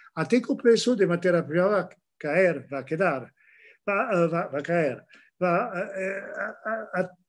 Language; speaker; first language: Portuguese; non-native, fluent; French